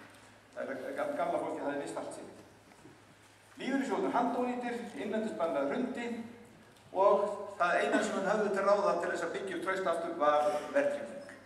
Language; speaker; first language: Icelandic; native; Icelandic